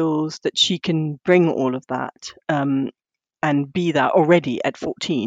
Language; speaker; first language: English; non-native, local second language; Tamil